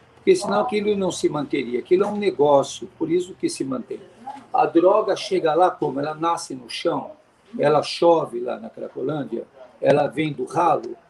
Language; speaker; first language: Portuguese; native; Portuguese